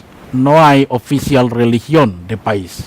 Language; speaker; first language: Spanish; non-native, learner; Indonesian